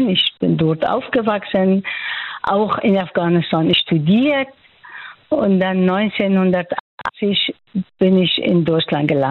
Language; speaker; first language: German; non-native, fluent; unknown